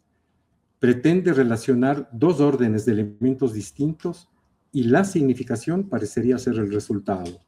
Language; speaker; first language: Spanish; native; Spanish